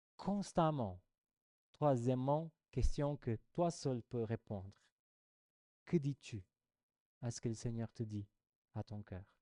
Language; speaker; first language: French; non-native, fluent; Portuguese